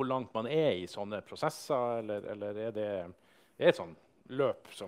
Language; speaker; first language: Norwegian; native; Norwegian